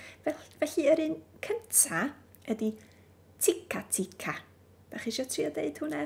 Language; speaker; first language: Welsh; native; Welsh